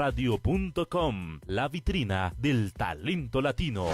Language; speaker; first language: Spanish; native; Spanish